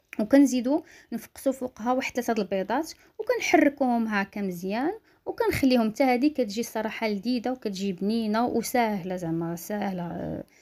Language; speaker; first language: Arabic; native; Arabic